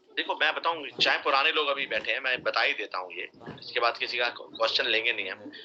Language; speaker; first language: Hindi; native; Hindi